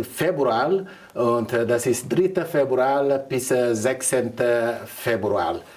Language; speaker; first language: German; non-native, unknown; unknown